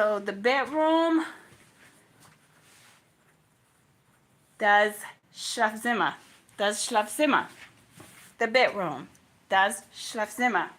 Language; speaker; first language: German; non-native, learner; English